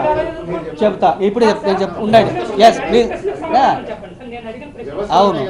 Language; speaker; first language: Telugu; native; Telugu